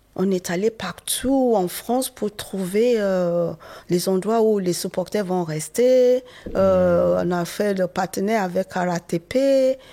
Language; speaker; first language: French; non-native, fluent; Yoruba